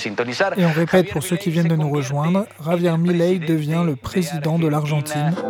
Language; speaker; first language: French; native; French